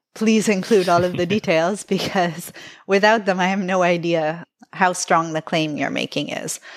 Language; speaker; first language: English; native; English